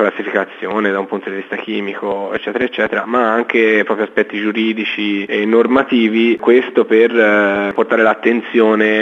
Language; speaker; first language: Italian; native; Italian